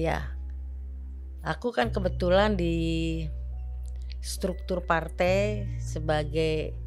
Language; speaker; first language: Indonesian; native; Indonesian